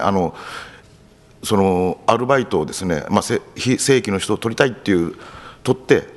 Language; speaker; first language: Japanese; native; Japanese